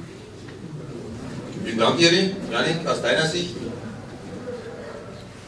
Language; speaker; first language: German; native; German